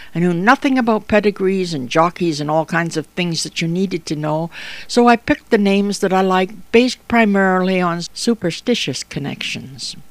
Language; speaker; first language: English; native; English